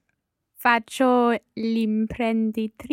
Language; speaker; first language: Italian; non-native, learner; English